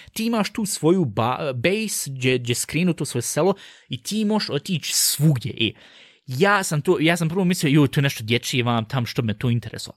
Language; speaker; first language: Bosnian; early bilingual, heritage; Bosnian